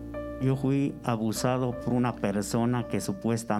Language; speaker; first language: Spanish; native; Spanish